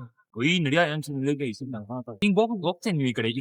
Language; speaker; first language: Kannada; native; Kannada